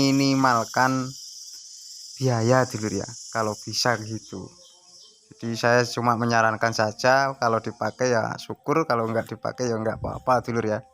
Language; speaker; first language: Indonesian; non-native, local second language; Javanese